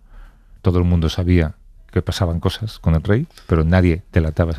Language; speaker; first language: Spanish; native; Spanish